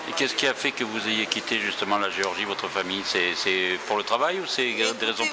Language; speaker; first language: French; native; French